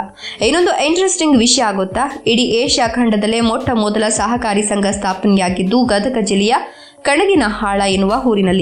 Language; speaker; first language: Kannada; native; Kannada